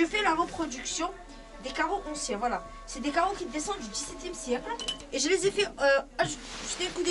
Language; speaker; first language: French; native; French